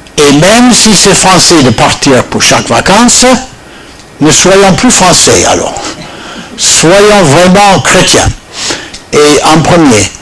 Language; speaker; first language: French; non-native, fluent; English